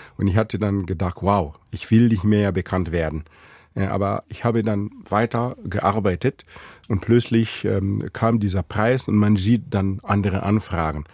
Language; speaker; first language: German; non-native, fluent; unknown